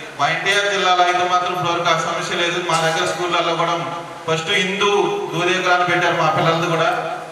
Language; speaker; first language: Telugu; native; Telugu